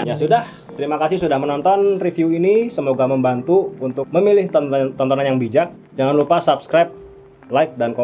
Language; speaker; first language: Indonesian; native; Indonesian